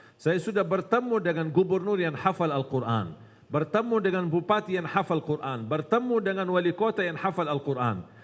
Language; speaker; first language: Malay; non-native, fluent; Arabic